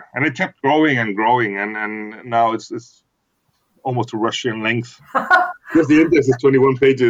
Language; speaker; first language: English; non-native, fluent; Icelandic